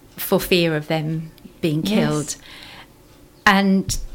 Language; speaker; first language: English; native; English